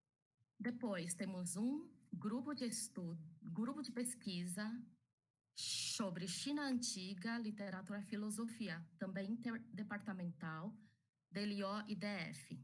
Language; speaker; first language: Portuguese; early bilingual, other home language; Chinese